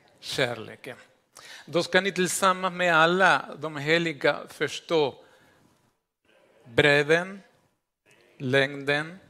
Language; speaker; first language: Swedish; non-native, fluent; Spanish